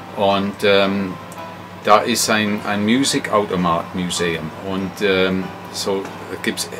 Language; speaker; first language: German; non-native, fluent; English